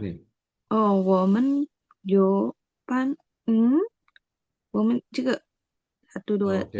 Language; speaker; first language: Chinese; non-native, learner; Indonesian